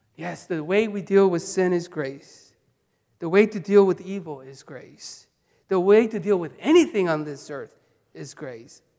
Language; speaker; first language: English; early bilingual, other home language; Korean